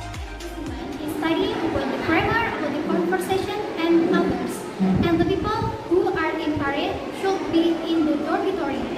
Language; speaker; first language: English; non-native, learner; Indonesian